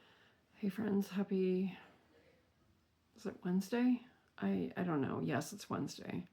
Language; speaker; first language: English; native; English